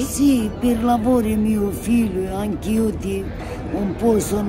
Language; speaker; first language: Italian; non-native, learner; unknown